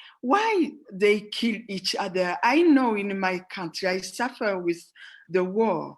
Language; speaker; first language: English; non-native, fluent; Rundi